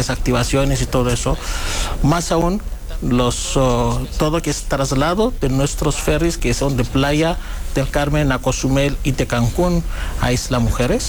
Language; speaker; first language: Spanish; non-native, fluent; Greek